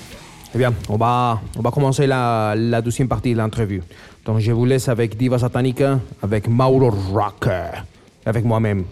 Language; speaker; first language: French; non-native, fluent; Spanish